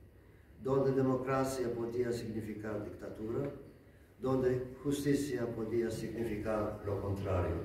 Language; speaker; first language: Spanish; non-native, learner; Greek